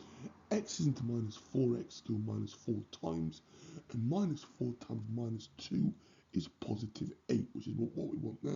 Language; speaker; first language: English; native; English